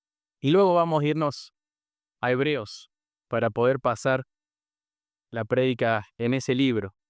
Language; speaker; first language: Spanish; native; Spanish